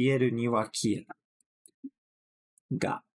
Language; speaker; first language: Japanese; non-native, fluent; English